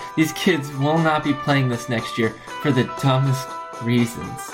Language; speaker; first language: English; native; English